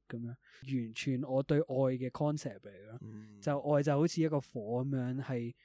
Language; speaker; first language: Cantonese; early bilingual, other home language; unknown